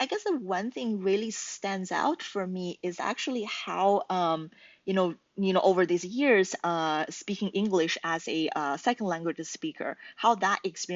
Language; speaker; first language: English; non-native, fluent; Chinese